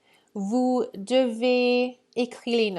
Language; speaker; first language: French; non-native, fluent; English